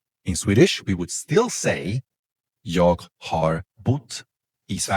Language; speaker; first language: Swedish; non-native, fluent; English